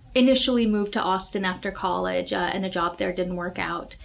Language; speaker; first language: English; native; English